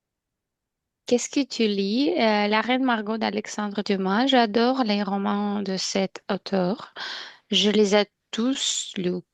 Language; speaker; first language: French; non-native, learner; Ukrainian